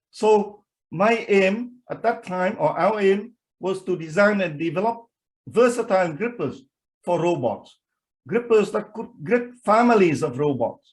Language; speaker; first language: English; non-native, fluent; Vietnamese